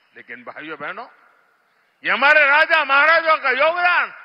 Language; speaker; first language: Hindi; non-native, local second language; Gujarati